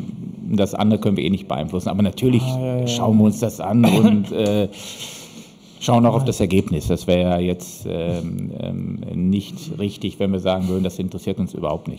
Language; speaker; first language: German; native; German